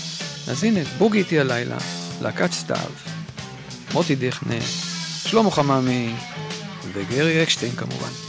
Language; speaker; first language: Hebrew; native; Hebrew